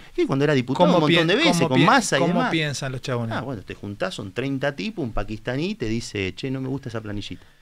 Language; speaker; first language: Spanish; native; Spanish